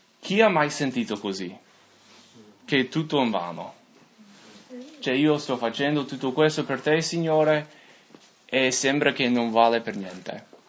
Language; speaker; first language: Italian; non-native, fluent; English